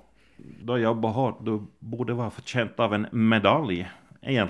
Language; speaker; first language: Swedish; native; Swedish